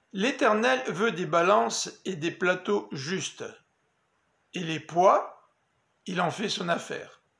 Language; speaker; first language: French; native; French